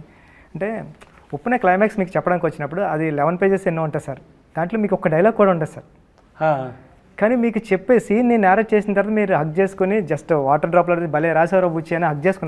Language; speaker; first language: Telugu; native; Telugu